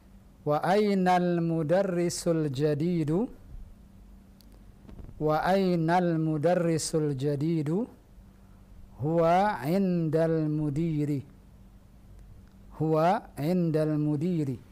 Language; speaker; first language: Arabic; non-native, fluent; Indonesian